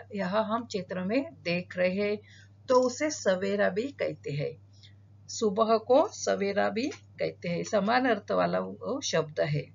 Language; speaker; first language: Hindi; non-native, local second language; Marathi